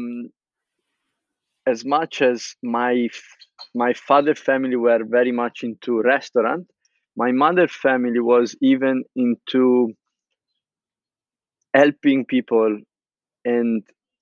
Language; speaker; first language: English; non-native, fluent; Italian